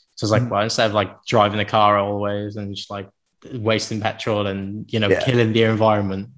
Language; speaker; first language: English; native; English